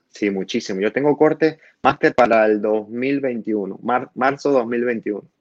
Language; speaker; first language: Spanish; native; Spanish